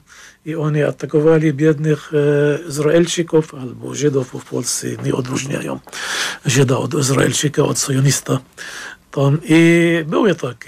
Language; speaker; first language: Polish; non-native, fluent; Arabic